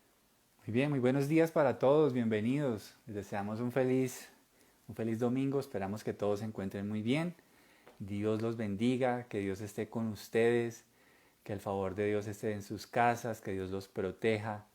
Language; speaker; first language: Spanish; native; Spanish